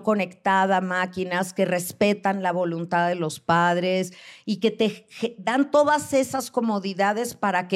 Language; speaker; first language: Spanish; native; Spanish